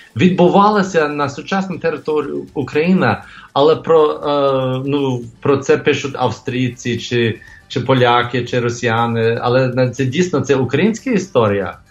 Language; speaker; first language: Ukrainian; early bilingual, heritage; English